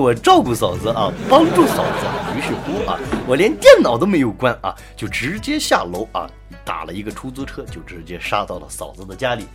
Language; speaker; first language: Chinese; native; Chinese